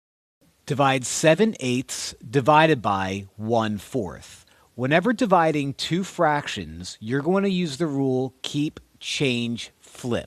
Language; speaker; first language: English; native; English